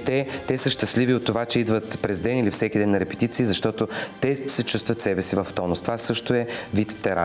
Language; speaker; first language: Bulgarian; native; Bulgarian